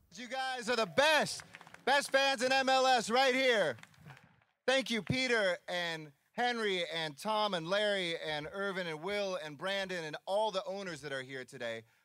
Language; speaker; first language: English; native; English